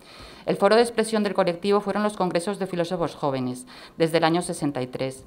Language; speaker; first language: Spanish; native; Spanish